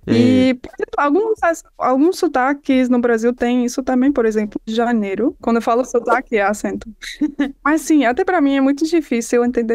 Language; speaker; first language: Portuguese; non-native, fluent; English